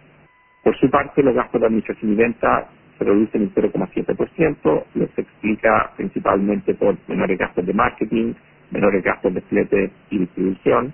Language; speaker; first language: Spanish; native; Spanish